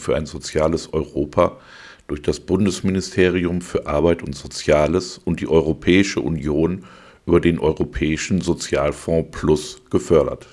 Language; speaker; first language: German; native; German